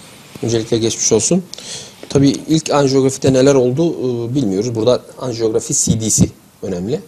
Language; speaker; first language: Turkish; native; Turkish